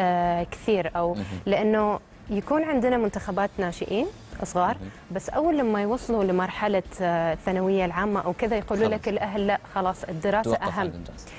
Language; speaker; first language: Arabic; native; Arabic